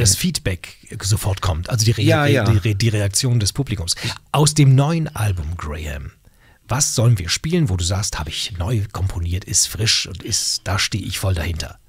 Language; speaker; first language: German; native; German